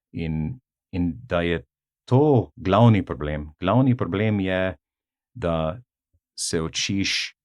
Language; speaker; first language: Slovenian; non-native, fluent; English